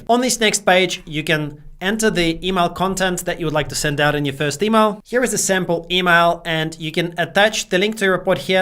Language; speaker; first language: English; native; English